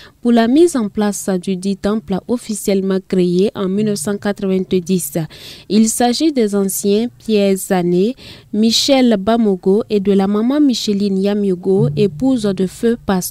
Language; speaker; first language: French; non-native, local second language; Mossi